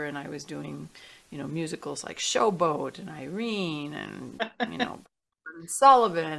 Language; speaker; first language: English; native; English